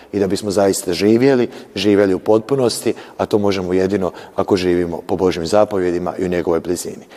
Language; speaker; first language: Croatian; native; Croatian